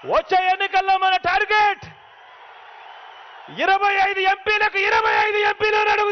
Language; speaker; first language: Telugu; native; Telugu